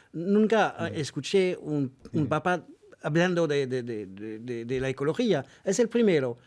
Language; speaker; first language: Spanish; non-native, fluent; French